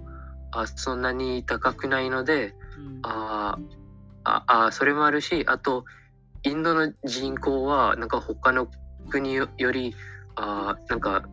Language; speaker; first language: Japanese; non-native, fluent; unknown